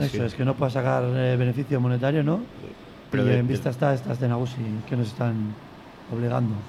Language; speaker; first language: Spanish; native; Spanish